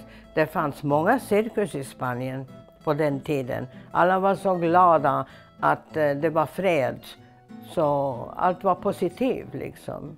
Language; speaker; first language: Swedish; non-native, fluent; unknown